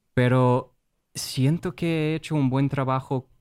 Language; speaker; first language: Spanish; non-native, fluent; English